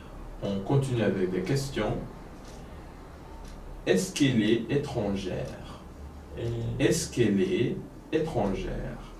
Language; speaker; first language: French; non-native, fluent; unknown